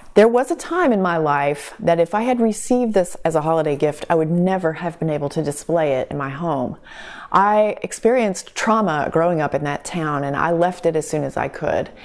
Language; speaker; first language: English; native; English